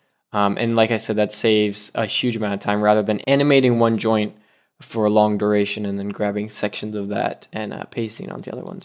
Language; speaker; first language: English; native; English